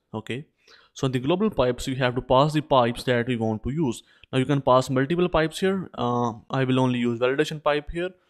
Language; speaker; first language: English; non-native, local second language; Urdu